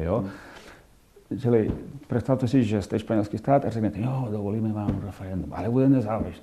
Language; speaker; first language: Czech; non-native, fluent; Catalan